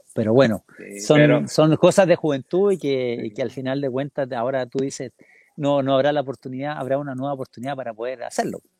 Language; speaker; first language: Spanish; native; Spanish